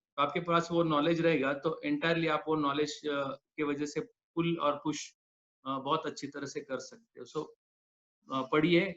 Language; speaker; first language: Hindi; non-native, local second language; Marathi